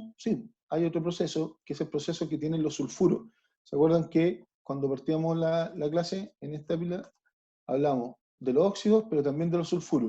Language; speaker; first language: Spanish; native; Spanish